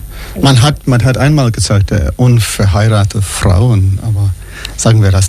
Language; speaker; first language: German; non-native, fluent; English